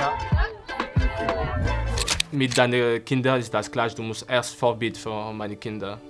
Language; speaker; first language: German; non-native, fluent; French